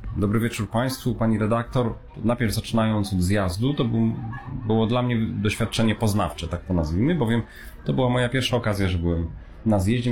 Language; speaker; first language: Polish; native; Polish